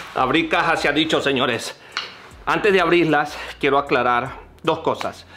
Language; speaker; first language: Spanish; native; Spanish